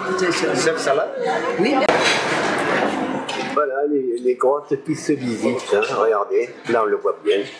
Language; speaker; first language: French; native; French